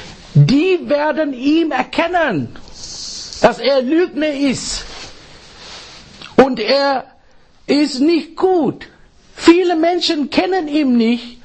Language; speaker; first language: German; non-native, fluent; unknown